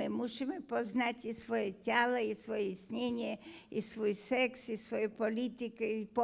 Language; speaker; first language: Polish; non-native, fluent; Hungarian